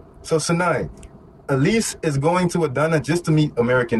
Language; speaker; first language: English; native; English